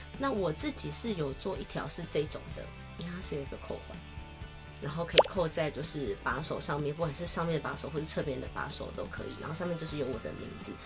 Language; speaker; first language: Chinese; native; Chinese